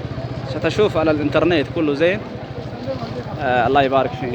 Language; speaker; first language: Arabic; non-native, learner; Oromo